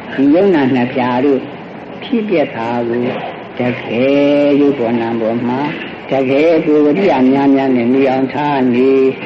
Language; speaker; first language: Burmese; native; Burmese